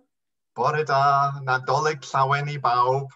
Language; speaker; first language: Welsh; non-native, fluent; English